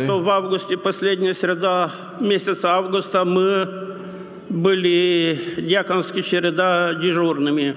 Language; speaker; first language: Russian; non-native, local second language; Romanian